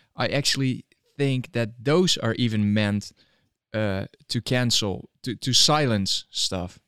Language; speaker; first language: English; non-native, fluent; Dutch